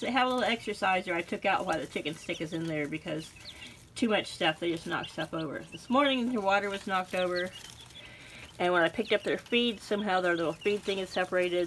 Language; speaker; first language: English; native; English